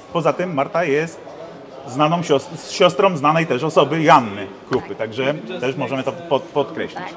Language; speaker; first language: Polish; native; Polish